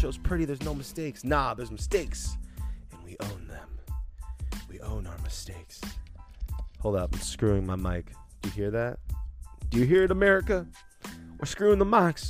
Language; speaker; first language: English; native; English